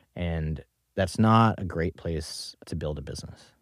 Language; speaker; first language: English; native; English